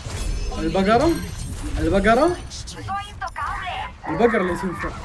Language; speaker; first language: Arabic; native; Arabic